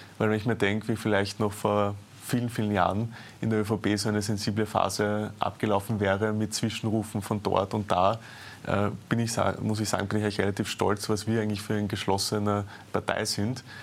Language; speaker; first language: German; native; German